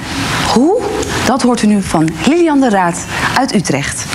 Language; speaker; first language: Dutch; native; Dutch